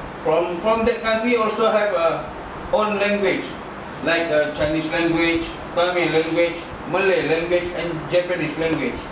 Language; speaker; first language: English; non-native, learner; Malay